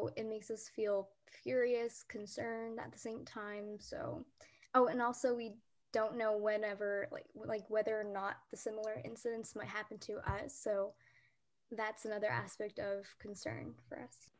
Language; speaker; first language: English; early bilingual, other home language; Korean